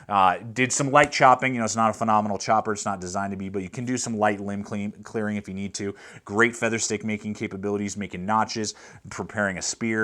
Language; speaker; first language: English; native; English